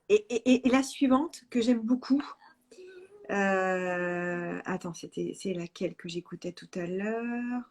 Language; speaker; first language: French; native; French